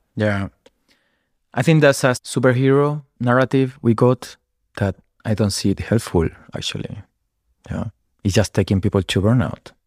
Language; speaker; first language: English; non-native, fluent; Spanish